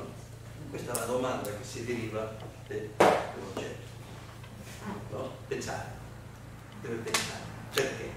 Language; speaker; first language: Italian; non-native, learner; Spanish